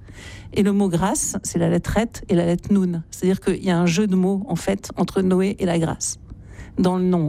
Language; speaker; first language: French; native; French